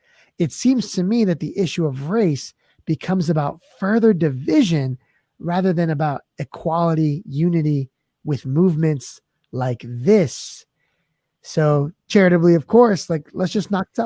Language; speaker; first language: English; native; English